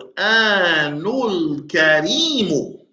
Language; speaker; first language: Arabic; non-native, fluent; English